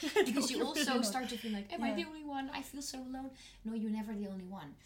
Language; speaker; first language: English; non-native, fluent; Dutch